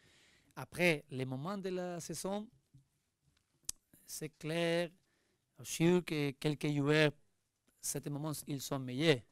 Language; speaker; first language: French; non-native, learner; Spanish